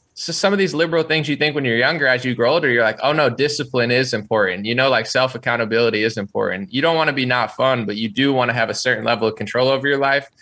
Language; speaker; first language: English; native; English